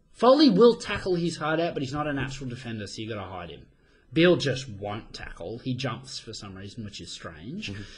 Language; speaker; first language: English; native; English